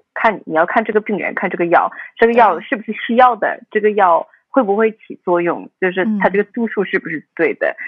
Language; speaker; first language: Chinese; early bilingual, heritage; Chinese